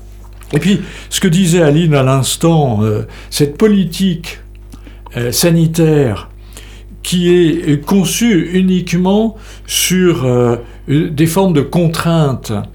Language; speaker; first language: French; native; French